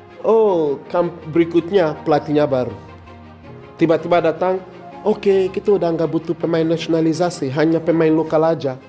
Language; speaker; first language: Indonesian; non-native, fluent; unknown